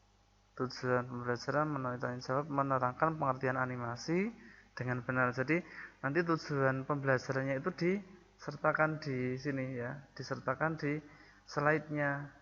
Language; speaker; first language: Indonesian; native; Indonesian